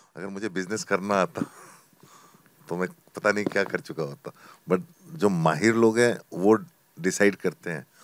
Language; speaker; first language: Hindi; native; Hindi